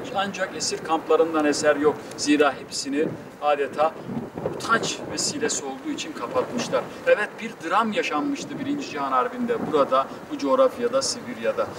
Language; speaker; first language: Turkish; native; Turkish